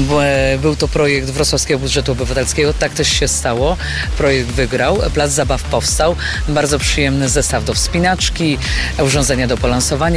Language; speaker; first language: Polish; native; Polish